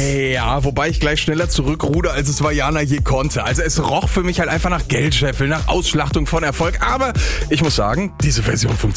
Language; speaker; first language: German; native; German